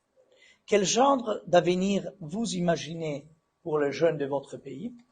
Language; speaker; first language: French; non-native, fluent; Italian